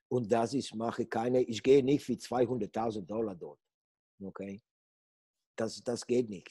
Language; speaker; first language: German; non-native, fluent; Polish